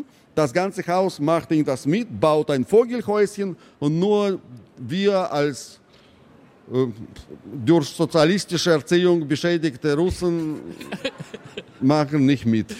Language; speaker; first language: German; non-native, fluent; Russian